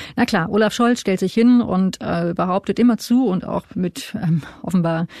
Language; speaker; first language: German; native; German